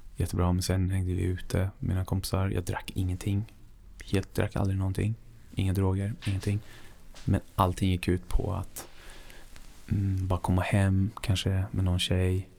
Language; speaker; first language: Swedish; non-native, fluent; Persian